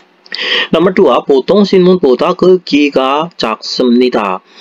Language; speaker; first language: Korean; non-native, fluent; Indonesian